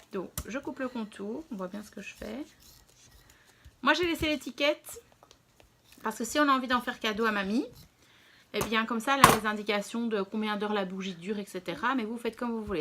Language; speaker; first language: French; native; French